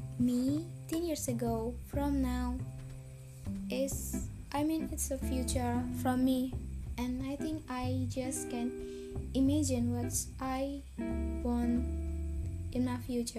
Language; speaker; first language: English; non-native, learner; Indonesian